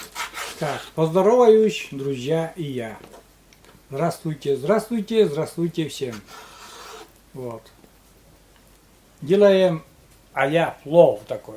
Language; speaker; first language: Russian; native; Russian